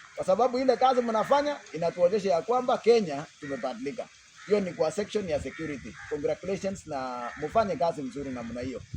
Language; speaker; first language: Swahili; non-native, local second language; Kalenjin